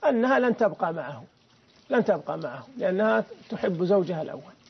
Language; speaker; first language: Arabic; native; Arabic